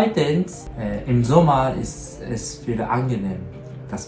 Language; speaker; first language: German; non-native, learner; Japanese